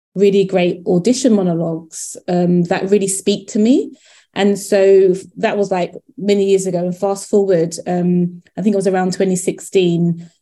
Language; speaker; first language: English; native; English